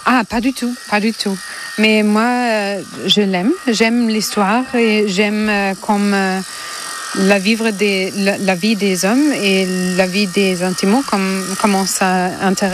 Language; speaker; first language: French; non-native, fluent; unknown